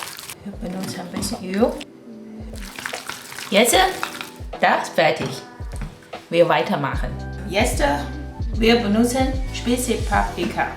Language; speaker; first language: German; non-native, learner; Chinese